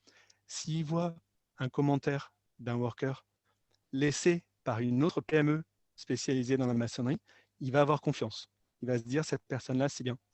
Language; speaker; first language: French; native; French